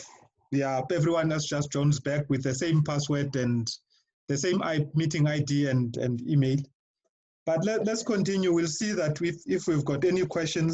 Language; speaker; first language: English; non-native, local second language; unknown